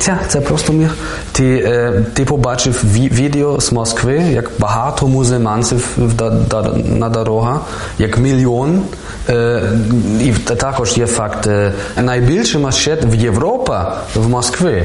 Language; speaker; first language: Ukrainian; non-native, learner; German